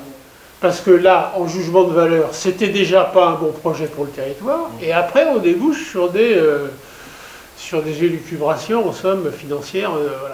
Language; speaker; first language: French; native; French